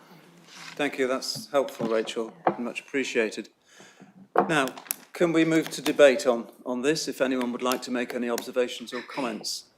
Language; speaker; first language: English; native; English